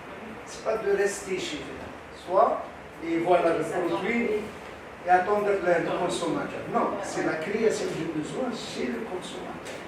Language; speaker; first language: French; non-native, local second language; Arabic